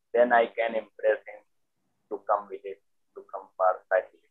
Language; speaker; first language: English; non-native, local second language; Hindi